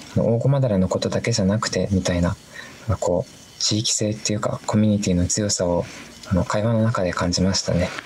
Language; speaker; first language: Japanese; native; Japanese